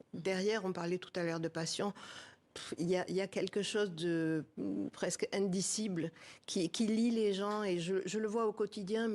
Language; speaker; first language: French; native; French